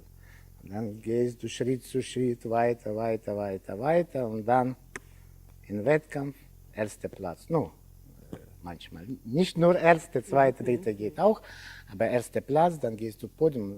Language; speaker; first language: German; non-native, learner; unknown